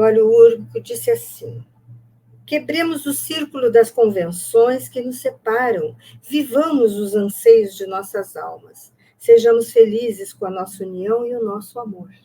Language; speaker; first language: Portuguese; native; Portuguese